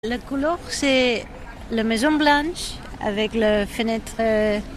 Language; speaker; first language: French; non-native, learner; Catalan